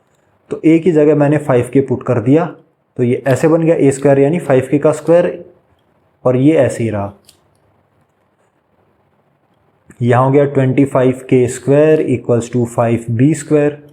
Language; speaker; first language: Hindi; native; Hindi